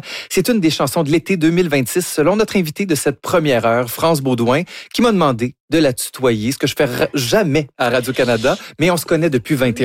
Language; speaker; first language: French; native; French